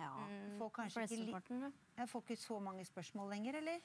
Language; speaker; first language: Norwegian; native; Norwegian